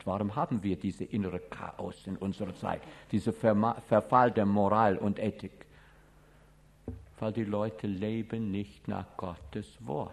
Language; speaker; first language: German; non-native, fluent; English